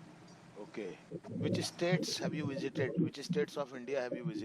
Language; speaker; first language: English; non-native, local second language; Hindi